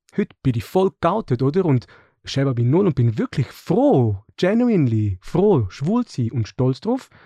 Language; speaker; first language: German; early bilingual, other home language; Serbian